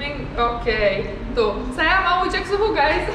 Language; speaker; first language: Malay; non-native, fluent; English